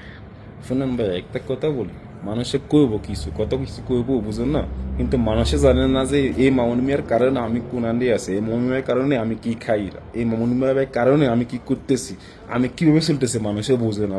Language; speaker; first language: Bangla; non-native, fluent; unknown